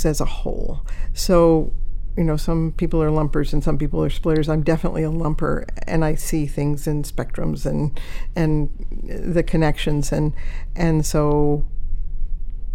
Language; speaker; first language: English; native; English